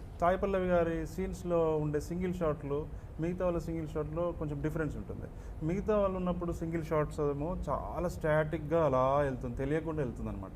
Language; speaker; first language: Telugu; native; Telugu